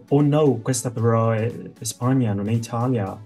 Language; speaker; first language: Italian; native; Italian